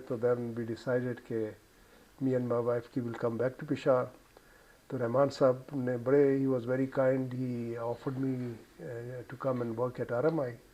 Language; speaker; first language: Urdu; non-native, local second language; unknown